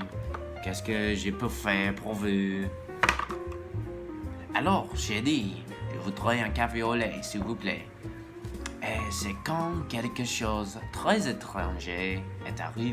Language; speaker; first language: French; non-native, learner; English